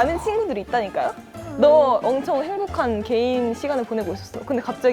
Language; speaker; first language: Korean; native; Korean